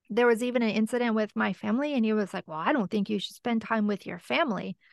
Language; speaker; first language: English; native; English